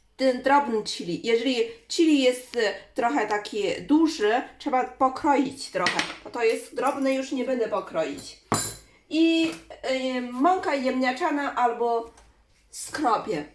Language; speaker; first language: Polish; non-native, learner; Chinese